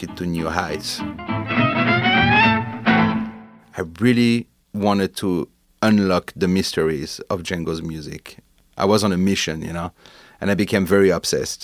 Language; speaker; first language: English; non-native, fluent; French